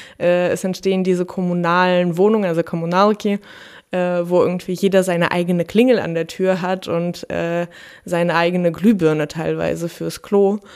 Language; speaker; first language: German; early bilingual, other home language; Russian